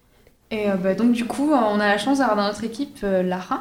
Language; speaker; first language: French; native; French